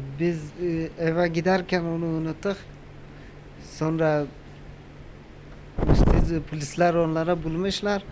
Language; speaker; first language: Turkish; non-native, learner; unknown